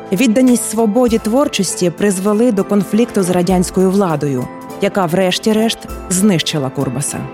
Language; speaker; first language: Ukrainian; native; Ukrainian